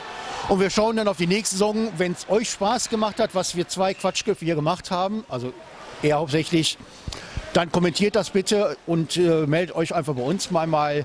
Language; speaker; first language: German; native; German